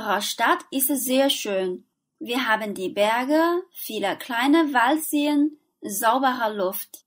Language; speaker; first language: German; non-native, fluent; Chinese